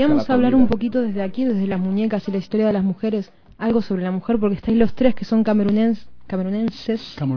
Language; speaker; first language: Spanish; native; Spanish